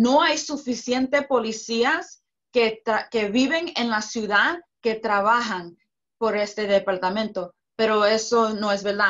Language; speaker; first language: Spanish; early bilingual, heritage; Spanish